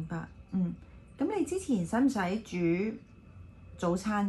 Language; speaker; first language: Cantonese; native; Cantonese